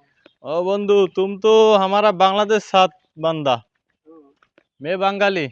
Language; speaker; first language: Hindi; non-native, learner; Bangla